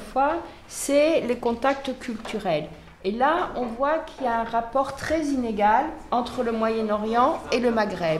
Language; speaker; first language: French; native; French